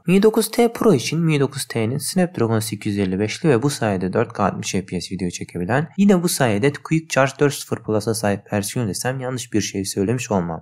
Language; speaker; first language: Turkish; native; Turkish